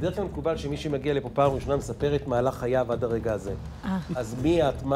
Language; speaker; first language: Hebrew; native; Hebrew